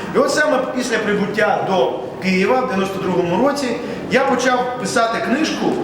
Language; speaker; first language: Ukrainian; non-native, local second language; Russian